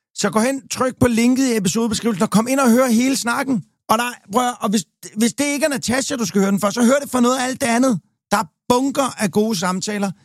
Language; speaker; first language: Danish; native; Danish